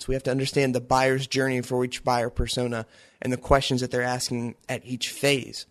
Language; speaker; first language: English; native; English